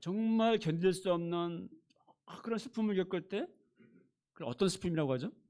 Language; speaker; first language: Korean; native; Korean